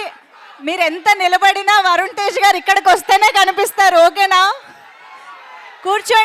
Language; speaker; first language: Telugu; native; Telugu